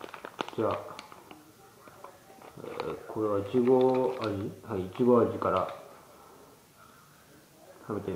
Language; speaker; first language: Japanese; early bilingual, heritage; Japanese